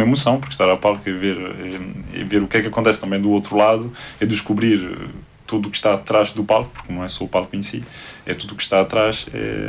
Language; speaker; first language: Portuguese; non-native, fluent; Italian